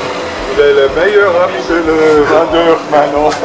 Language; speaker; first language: French; non-native, learner; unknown